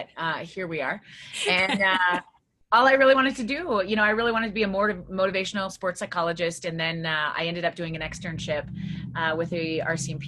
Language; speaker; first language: English; native; English